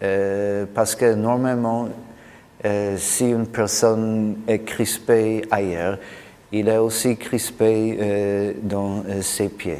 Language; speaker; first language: French; non-native, fluent; English